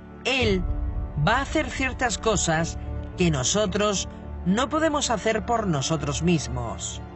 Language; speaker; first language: Spanish; native; Spanish